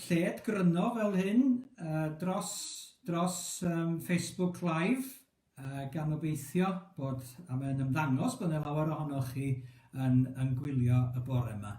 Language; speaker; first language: Welsh; native; Welsh